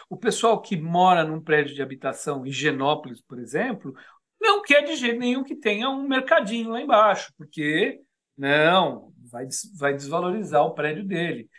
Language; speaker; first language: Portuguese; native; Portuguese